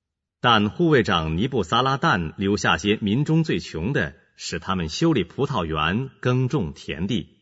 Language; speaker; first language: Chinese; native; Chinese